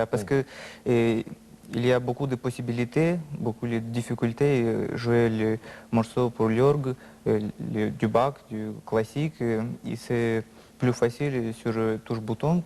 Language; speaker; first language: French; non-native, learner; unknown